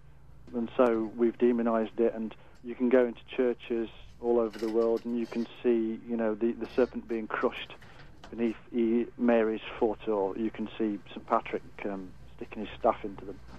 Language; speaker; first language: English; native; English